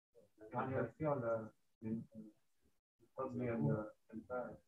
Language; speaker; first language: Arabic; non-native, learner; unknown